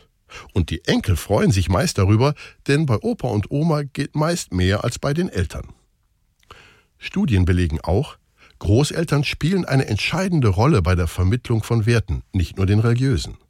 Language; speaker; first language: German; native; German